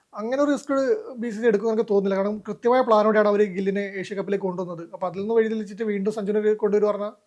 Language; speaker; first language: Malayalam; native; Malayalam